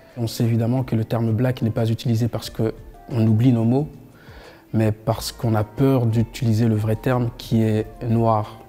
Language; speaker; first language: French; early bilingual, other home language; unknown